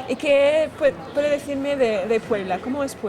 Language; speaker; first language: Spanish; non-native, fluent; English